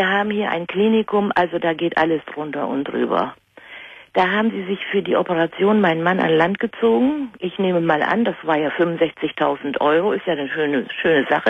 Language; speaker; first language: German; native; German